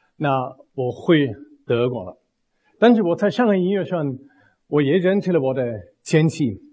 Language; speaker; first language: Chinese; non-native, fluent; German